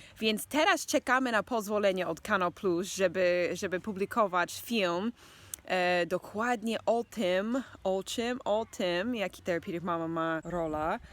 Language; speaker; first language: Polish; non-native, learner; English